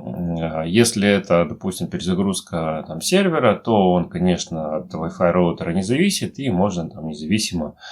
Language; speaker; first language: Russian; native; Russian